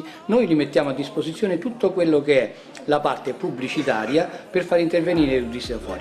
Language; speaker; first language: Italian; native; Italian